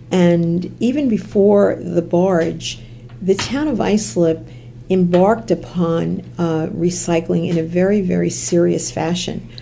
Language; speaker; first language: English; native; English